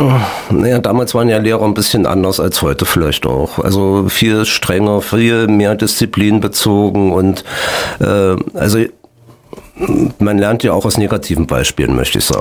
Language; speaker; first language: German; native; German